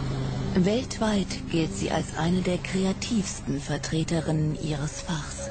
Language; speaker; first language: German; native; German